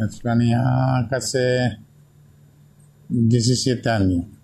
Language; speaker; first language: Spanish; non-native, learner; Bangla